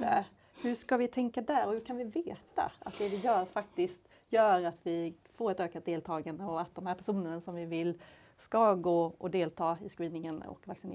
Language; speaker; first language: Swedish; native; Swedish